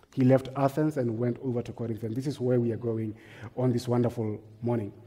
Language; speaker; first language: English; non-native, local second language; Northern Sotho